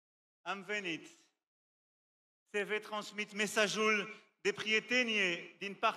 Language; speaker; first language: Romanian; non-native, learner; French